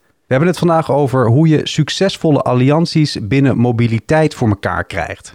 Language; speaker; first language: Dutch; native; Dutch